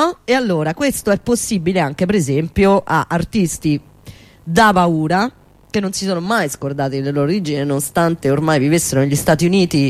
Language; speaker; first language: Italian; native; Italian